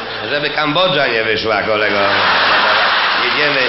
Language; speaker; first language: Polish; native; Polish